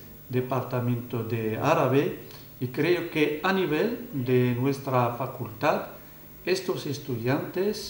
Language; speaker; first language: Spanish; non-native, fluent; Arabic